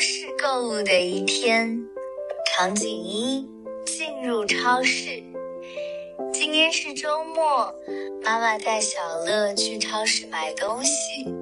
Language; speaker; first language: Chinese; native; Chinese